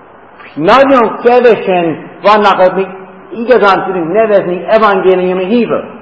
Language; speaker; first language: Hungarian; non-native, fluent; English